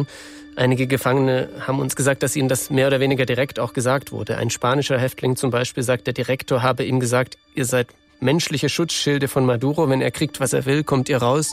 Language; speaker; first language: German; native; German